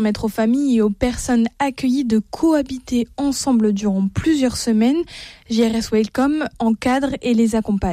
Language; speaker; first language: French; native; French